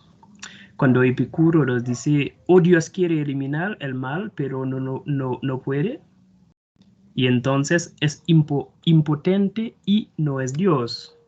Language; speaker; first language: Spanish; non-native, fluent; Haitian Creole